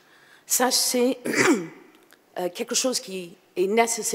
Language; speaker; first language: French; non-native, fluent; English